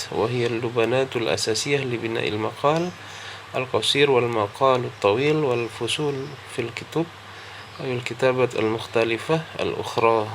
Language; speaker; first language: Arabic; non-native, fluent; Indonesian